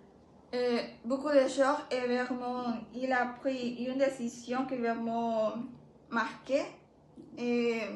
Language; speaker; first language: French; non-native, learner; Spanish